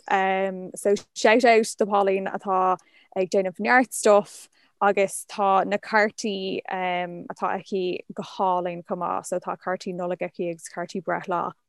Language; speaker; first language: Irish; non-native, local second language; English